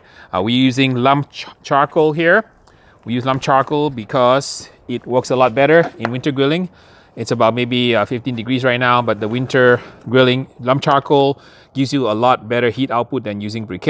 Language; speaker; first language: English; native; English